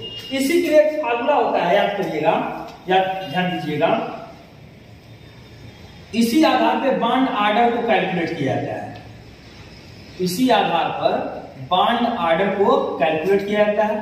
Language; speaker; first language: Hindi; native; Hindi